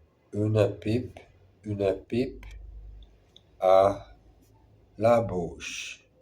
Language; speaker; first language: French; non-native, learner; Portuguese